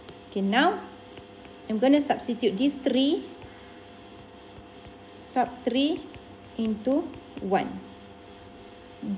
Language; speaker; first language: English; non-native, local second language; Malay